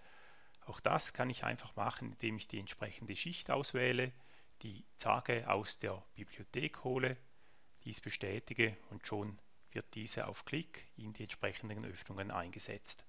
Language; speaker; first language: German; native; German